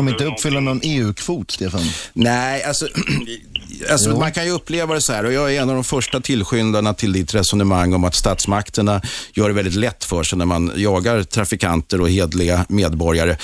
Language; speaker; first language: Swedish; native; Swedish